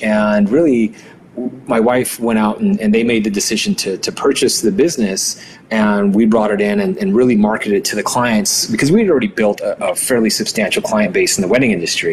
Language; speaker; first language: English; early bilingual, other home language; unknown